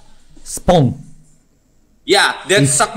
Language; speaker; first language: English; non-native, learner; Indonesian